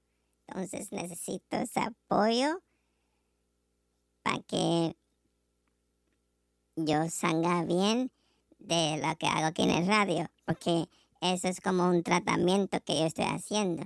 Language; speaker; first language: Spanish; non-native, learner; English